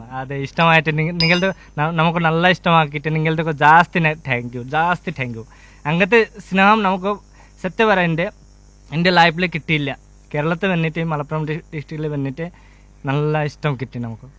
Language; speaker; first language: Malayalam; non-native, local second language; Bangla